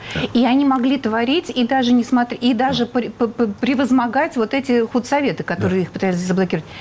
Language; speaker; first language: Russian; native; Russian